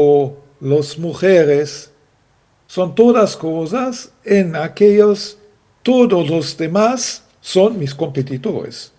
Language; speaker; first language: Spanish; non-native, fluent; German